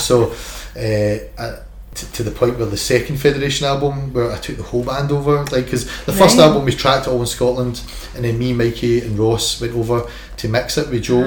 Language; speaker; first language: English; native; English